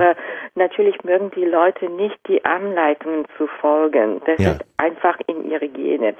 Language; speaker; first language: German; non-native, fluent; Japanese